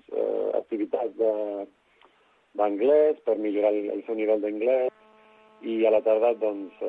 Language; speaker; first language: Catalan; non-native, local second language; Spanish